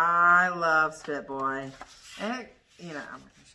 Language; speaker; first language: English; native; English